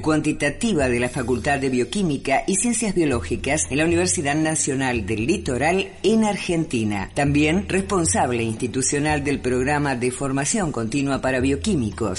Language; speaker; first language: Spanish; native; Spanish